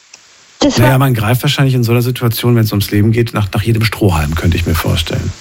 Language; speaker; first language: German; native; German